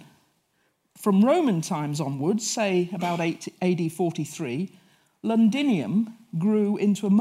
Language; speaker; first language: English; native; English